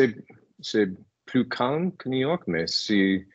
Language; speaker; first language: French; non-native, fluent; English